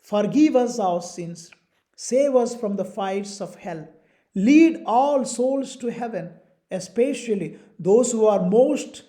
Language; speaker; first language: English; non-native, local second language; Telugu